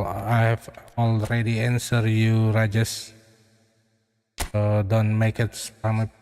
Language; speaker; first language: English; non-native, learner; Indonesian